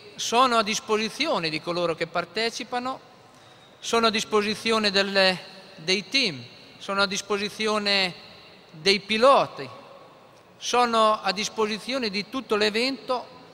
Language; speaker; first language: Italian; native; Italian